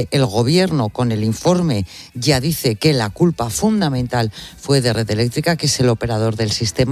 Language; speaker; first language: Spanish; native; Spanish